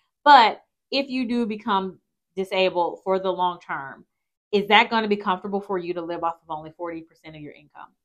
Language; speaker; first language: English; native; English